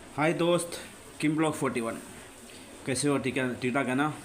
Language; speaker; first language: Hindi; non-native, local second language; Malayalam